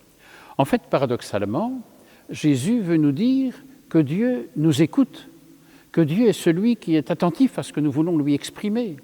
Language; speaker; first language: French; native; French